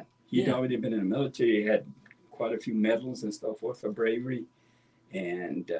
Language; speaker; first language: English; native; English